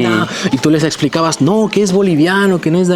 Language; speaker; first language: Spanish; native; Spanish